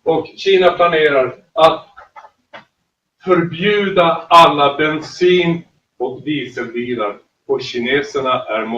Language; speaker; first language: Swedish; native; Swedish